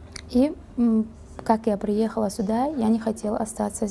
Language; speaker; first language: Russian; non-native, fluent; Uzbek